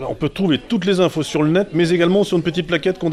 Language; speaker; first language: French; native; French